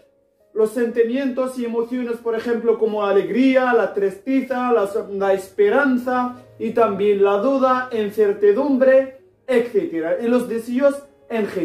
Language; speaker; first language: Spanish; non-native, fluent; Arabic